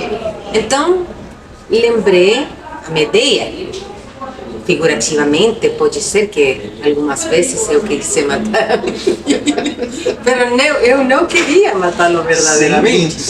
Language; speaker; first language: Portuguese; non-native, local second language; Spanish